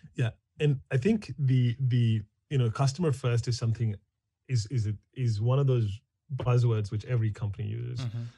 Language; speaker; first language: English; non-native, local second language; Hindi